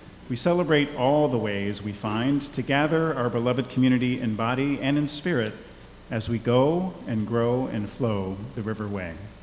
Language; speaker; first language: English; native; English